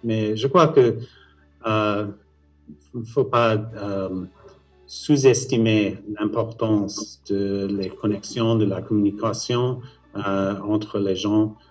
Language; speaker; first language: French; non-native, fluent; English